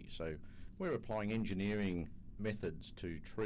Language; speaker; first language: English; native; English